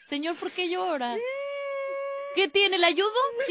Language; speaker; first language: Spanish; early bilingual, heritage; Spanish